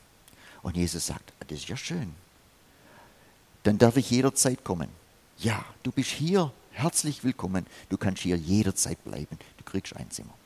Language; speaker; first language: German; non-native, fluent; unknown